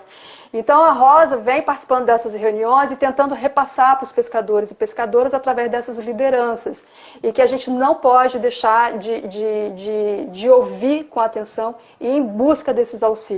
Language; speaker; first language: Portuguese; native; Portuguese